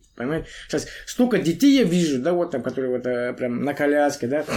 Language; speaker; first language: Russian; non-native, local second language; Kazakh